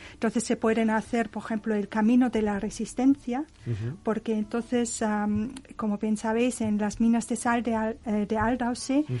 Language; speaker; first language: Spanish; non-native, fluent; German